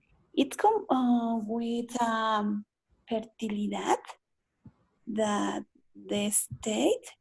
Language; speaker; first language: English; non-native, learner; Spanish